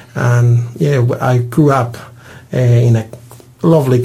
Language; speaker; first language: English; non-native, fluent; Spanish